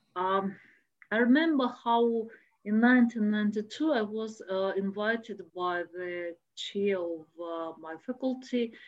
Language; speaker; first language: English; non-native, fluent; Russian